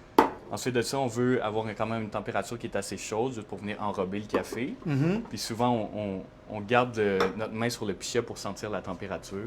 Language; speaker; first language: French; native; French